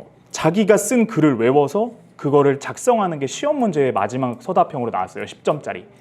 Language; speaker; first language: Korean; native; Korean